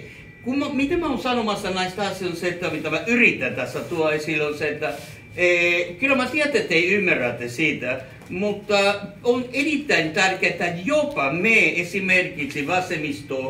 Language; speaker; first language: Finnish; non-native, fluent; Spanish